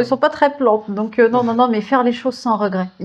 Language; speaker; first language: French; native; French